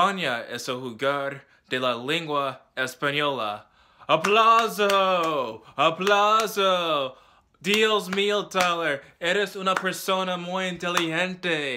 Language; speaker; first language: Spanish; non-native, learner; English